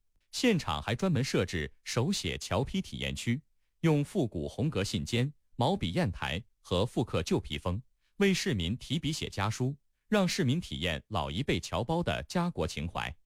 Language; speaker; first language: Chinese; native; Chinese